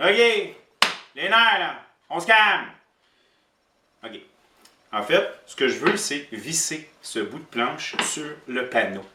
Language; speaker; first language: French; native; French